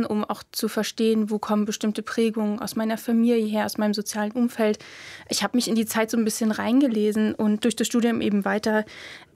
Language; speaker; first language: German; native; German